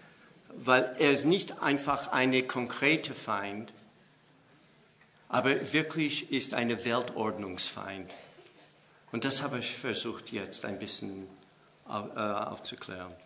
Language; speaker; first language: German; non-native, fluent; English